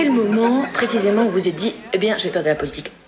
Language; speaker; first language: French; native; French